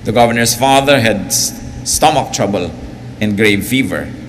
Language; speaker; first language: English; non-native, local second language; Filipino